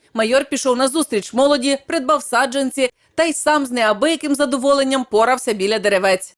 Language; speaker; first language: Ukrainian; native; Ukrainian